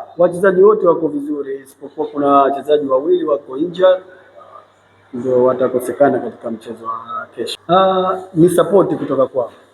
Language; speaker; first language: Swahili; native; Swahili